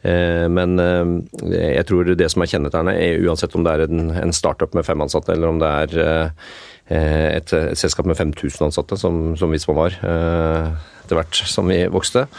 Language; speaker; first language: Norwegian; native; Norwegian